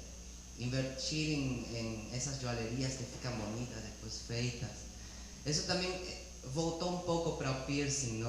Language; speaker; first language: Portuguese; non-native, learner; Spanish